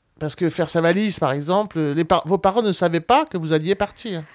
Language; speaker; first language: French; native; French